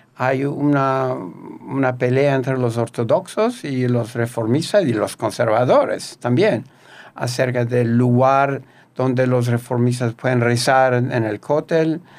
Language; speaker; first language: Spanish; non-native, fluent; Turkish